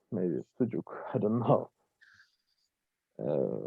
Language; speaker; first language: English; non-native, learner; Turkish